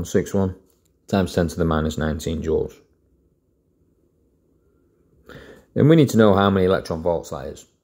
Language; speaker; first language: English; native; English